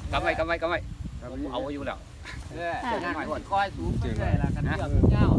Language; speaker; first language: Thai; native; Thai